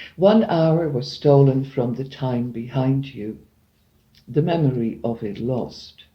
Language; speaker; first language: English; non-native, fluent; Dutch